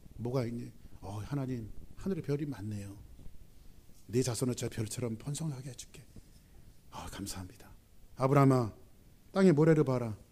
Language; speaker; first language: Korean; native; Korean